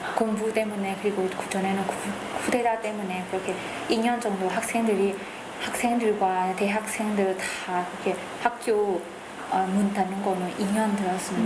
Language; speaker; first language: Korean; non-native, fluent; Burmese